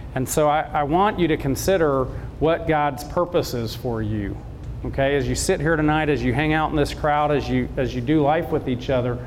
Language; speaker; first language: English; native; English